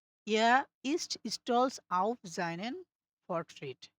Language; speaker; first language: German; non-native, learner; Bangla